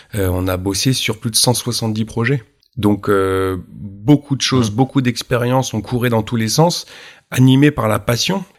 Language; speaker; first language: French; native; French